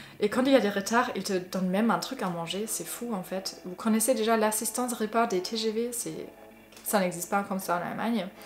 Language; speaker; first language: French; non-native, fluent; German